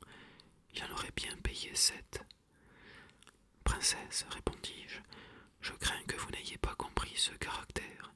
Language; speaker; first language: French; native; French